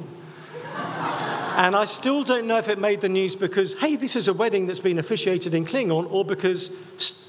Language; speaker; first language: English; native; English